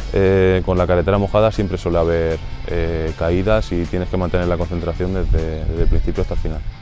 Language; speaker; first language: Spanish; native; Spanish